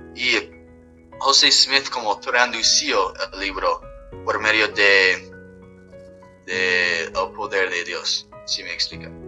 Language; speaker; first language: Spanish; non-native, fluent; English